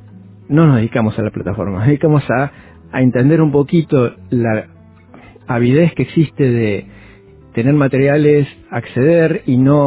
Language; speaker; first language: Spanish; native; Spanish